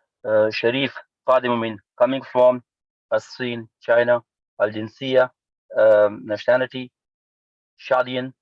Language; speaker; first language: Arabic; non-native, learner; English